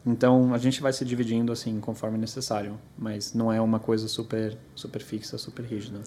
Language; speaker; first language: Portuguese; early bilingual, other home language; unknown